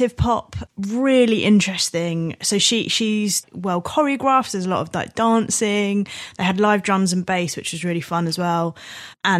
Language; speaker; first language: English; native; English